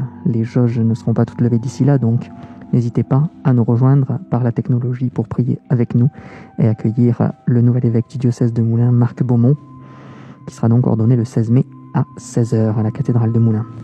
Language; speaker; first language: French; native; French